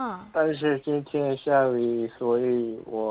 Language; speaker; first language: Chinese; non-native, learner; Korean